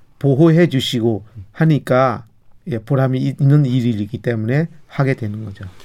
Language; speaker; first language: Korean; non-native, fluent; Burmese